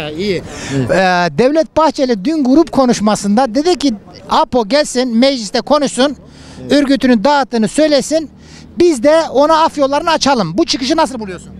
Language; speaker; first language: Turkish; native; Turkish